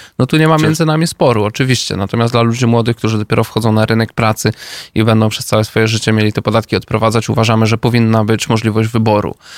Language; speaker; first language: Polish; native; Polish